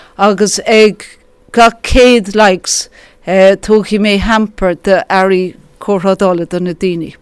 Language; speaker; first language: Irish; non-native, local second language; English